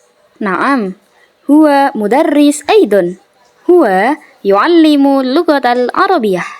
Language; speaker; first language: Arabic; non-native, learner; Indonesian